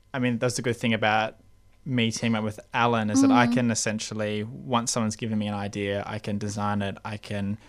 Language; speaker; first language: English; native; English